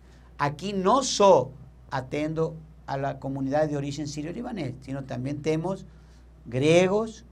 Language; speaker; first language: Portuguese; non-native, learner; Spanish